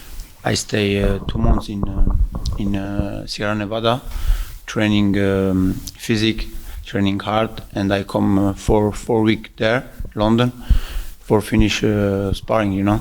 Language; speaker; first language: English; non-native, learner; French